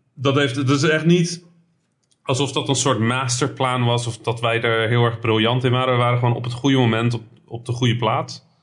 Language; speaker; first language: Dutch; early bilingual, other home language; Arabic